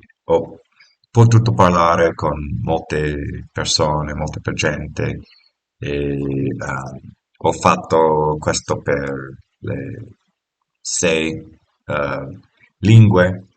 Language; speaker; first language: Italian; non-native, learner; English